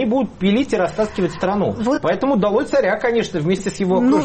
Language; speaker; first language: Russian; native; Russian